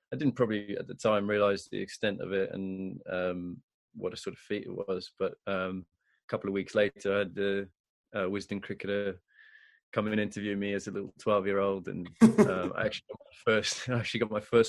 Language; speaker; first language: English; native; English